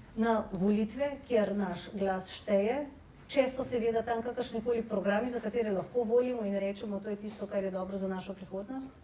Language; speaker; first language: Slovenian; native; Slovenian